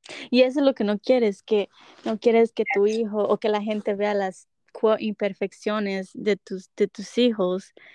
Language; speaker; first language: Spanish; early bilingual, heritage; Spanish